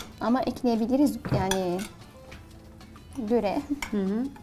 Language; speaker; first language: Turkish; non-native, learner; Arabic